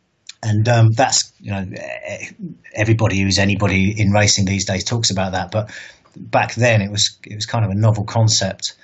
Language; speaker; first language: English; native; English